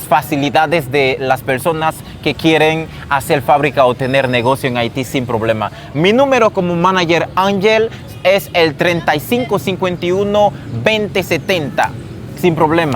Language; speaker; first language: Spanish; non-native, fluent; Haitian Creole